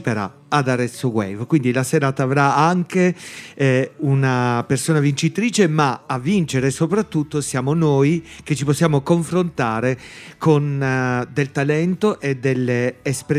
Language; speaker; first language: Italian; native; Italian